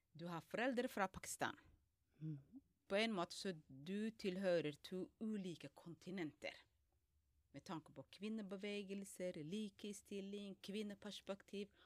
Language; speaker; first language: Norwegian; non-native, fluent; Somali